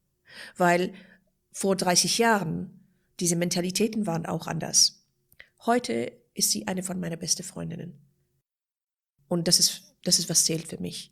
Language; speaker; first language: German; non-native, fluent; Persian